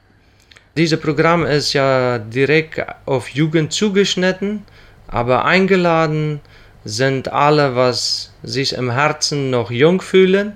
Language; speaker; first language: German; non-native, local second language; Plautdietsch